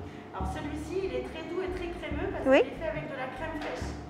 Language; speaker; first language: French; native; French